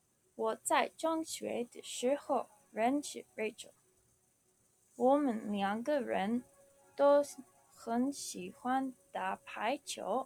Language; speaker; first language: Chinese; non-native, learner; English